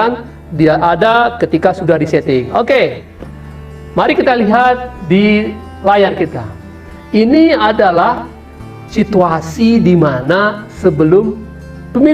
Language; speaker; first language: Indonesian; native; Indonesian